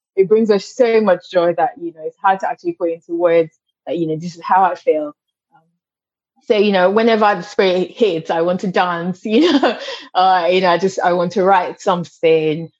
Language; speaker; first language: English; non-native, local second language; Yoruba